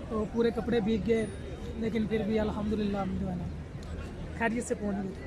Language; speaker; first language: Urdu; native; Urdu